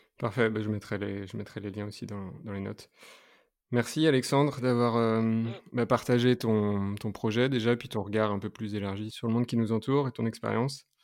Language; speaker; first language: French; native; French